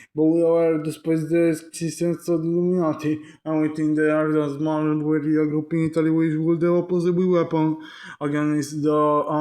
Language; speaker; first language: English; non-native, learner; Italian